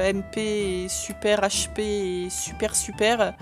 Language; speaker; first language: French; native; French